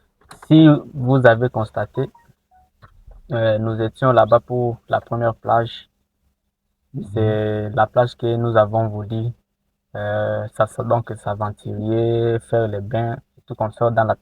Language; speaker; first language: French; non-native, local second language; Rundi